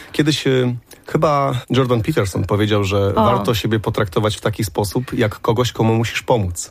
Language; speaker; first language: Polish; native; Polish